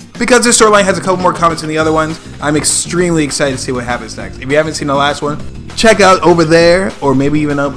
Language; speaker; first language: English; native; English